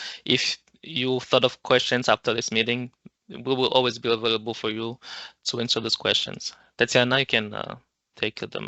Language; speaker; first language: English; non-native, local second language; French